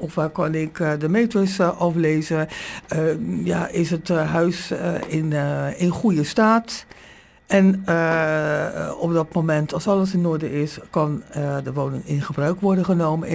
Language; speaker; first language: Dutch; native; Dutch